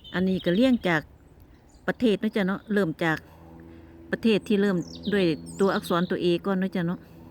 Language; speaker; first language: Thai; native; Thai